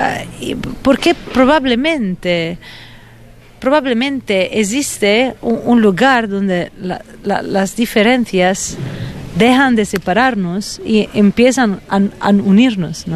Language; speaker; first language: Spanish; non-native, fluent; Italian